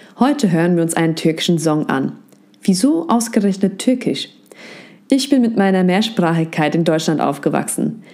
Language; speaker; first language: German; native; German